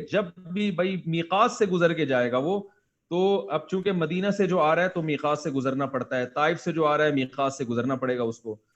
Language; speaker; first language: Urdu; native; Urdu